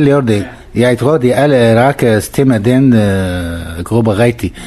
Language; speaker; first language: Danish; non-native, learner; Arabic